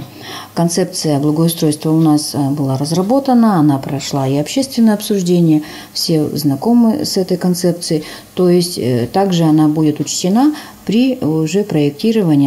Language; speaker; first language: Russian; native; Russian